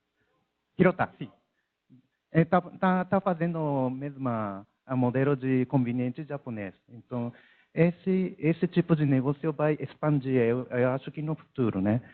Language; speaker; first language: Portuguese; non-native, learner; Japanese